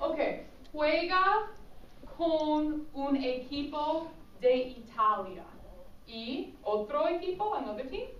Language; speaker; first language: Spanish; non-native, fluent; English